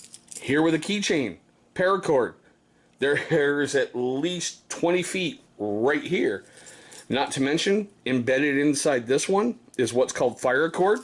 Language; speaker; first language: English; native; English